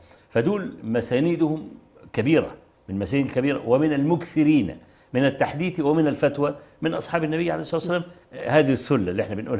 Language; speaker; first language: Arabic; native; Arabic